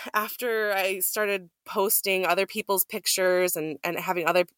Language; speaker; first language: English; native; English